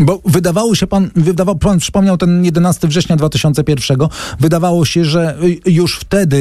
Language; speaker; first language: Polish; native; Polish